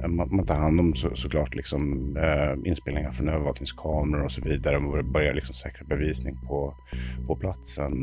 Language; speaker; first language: Swedish; native; Swedish